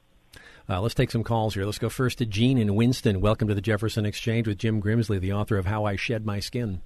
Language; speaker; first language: English; native; English